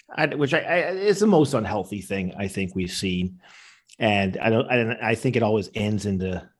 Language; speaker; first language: English; native; English